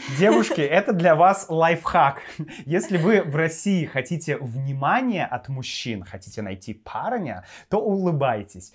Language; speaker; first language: Russian; native; Russian